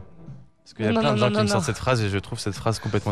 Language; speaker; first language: French; native; French